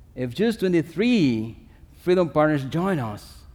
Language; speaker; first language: English; non-native, fluent; Spanish